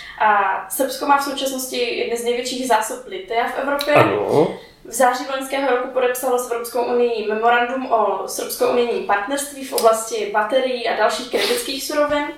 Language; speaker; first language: Czech; native; Czech